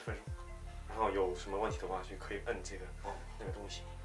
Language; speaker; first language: Chinese; non-native, local second language; Korean